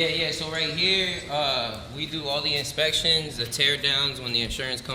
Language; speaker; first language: English; native; English